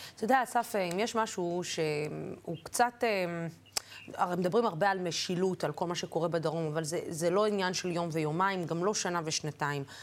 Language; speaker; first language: Hebrew; non-native, local second language; Arabic